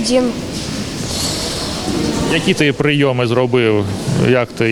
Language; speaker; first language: Ukrainian; native; Ukrainian